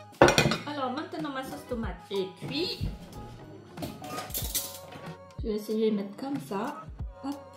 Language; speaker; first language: French; non-native, fluent; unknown